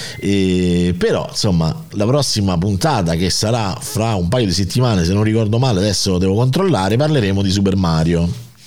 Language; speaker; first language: Italian; native; Italian